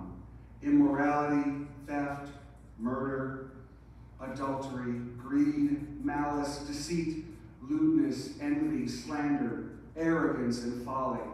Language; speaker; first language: English; native; English